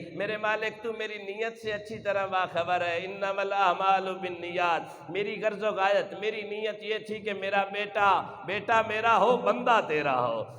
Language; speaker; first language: Urdu; non-native, local second language; Punjabi